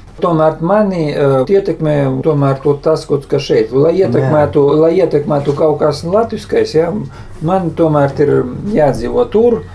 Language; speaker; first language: Latvian; native; Latvian